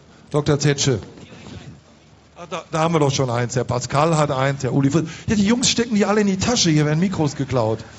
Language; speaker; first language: German; native; German